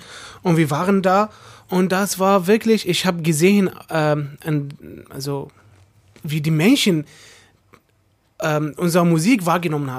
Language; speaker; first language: German; non-native, fluent; Arabic